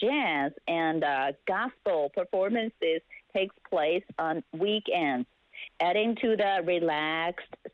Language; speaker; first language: English; non-native, fluent; Japanese